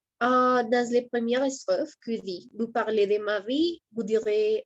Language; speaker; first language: French; non-native, learner; Spanish